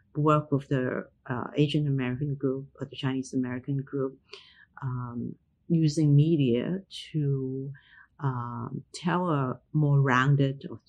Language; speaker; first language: English; non-native, local second language; Cantonese